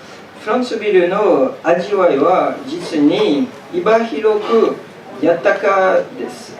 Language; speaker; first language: Japanese; non-native, fluent; French